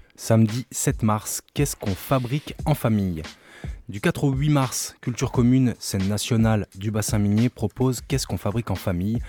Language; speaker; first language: French; native; French